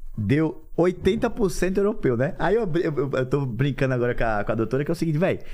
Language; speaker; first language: Portuguese; native; Portuguese